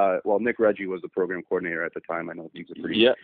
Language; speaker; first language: English; native; English